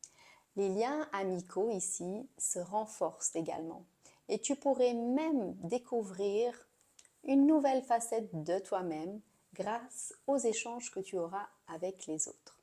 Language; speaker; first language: French; native; French